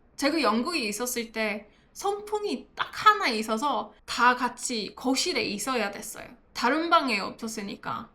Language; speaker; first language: Korean; non-native, fluent; English